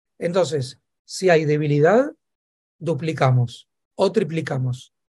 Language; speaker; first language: Spanish; native; Spanish